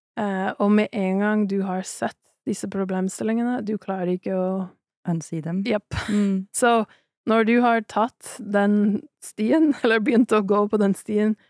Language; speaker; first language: Norwegian; non-native, fluent; English